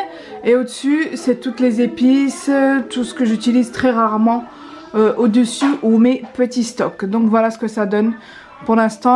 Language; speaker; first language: French; native; French